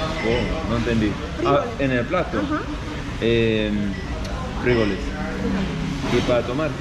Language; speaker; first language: Spanish; non-native, learner; English